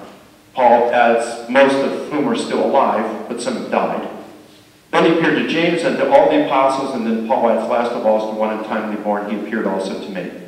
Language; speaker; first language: English; native; English